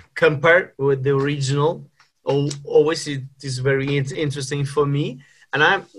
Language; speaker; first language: English; non-native, fluent; Ukrainian